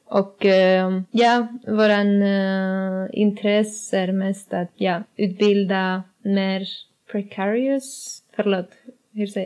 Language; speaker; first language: Swedish; non-native, learner; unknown